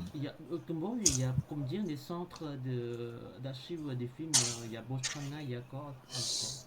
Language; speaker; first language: French; non-native, learner; Khmer